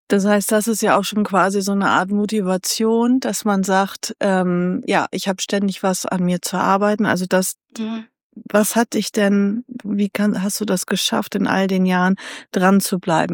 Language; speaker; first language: German; native; German